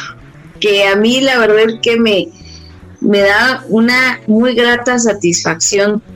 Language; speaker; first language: Spanish; native; Spanish